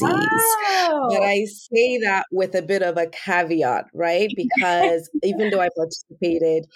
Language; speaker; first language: English; non-native, local second language; Yoruba